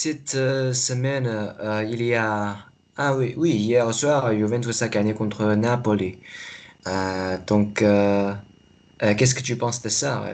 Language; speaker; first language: French; non-native, fluent; Chinese